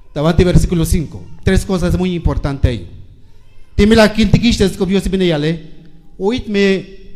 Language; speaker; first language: Spanish; non-native, local second language; Tzeltal